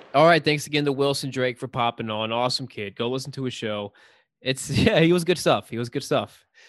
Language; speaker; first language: English; native; English